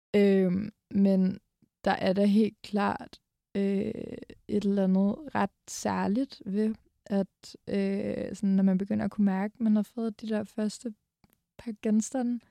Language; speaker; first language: Danish; native; Danish